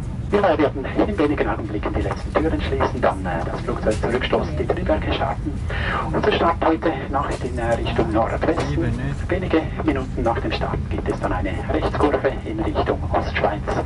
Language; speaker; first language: German; native; German